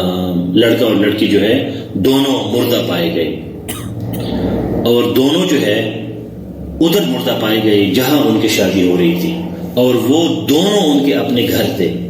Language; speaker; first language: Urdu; non-native, local second language; Pashto